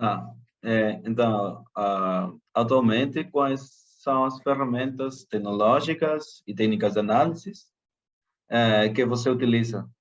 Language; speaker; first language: Portuguese; non-native, fluent; Spanish